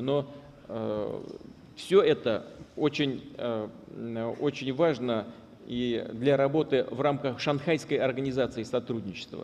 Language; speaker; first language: Russian; native; Russian